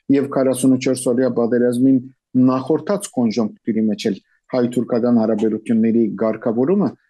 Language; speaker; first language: Armenian; early bilingual, heritage; Armenian